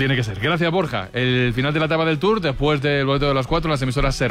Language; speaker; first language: Spanish; native; Spanish